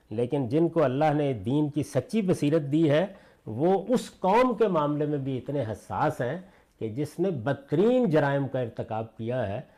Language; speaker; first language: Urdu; non-native, local second language; Punjabi